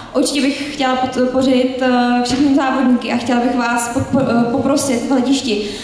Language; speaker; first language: Czech; native; Czech